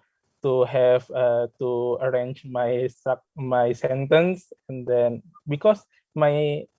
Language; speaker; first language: English; non-native, learner; Indonesian